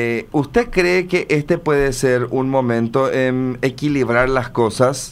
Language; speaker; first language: Spanish; native; Spanish